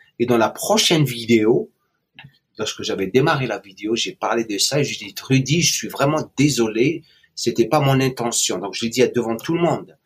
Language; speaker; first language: French; non-native, local second language; Arabic